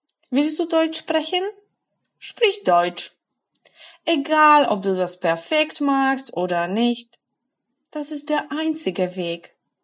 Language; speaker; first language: German; non-native, fluent; Polish